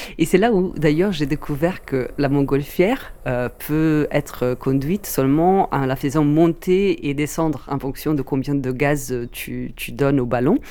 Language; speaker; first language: French; non-native, fluent; Italian